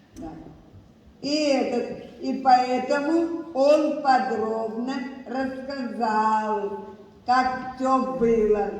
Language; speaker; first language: Russian; non-native, local second language; Abkhazian